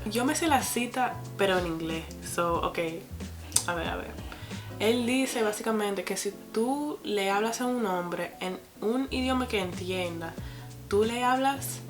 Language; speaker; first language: Spanish; non-native, fluent; English